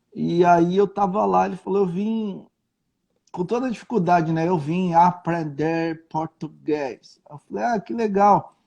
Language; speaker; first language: Portuguese; native; Portuguese